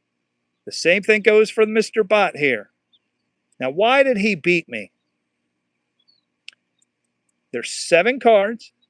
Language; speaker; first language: English; native; English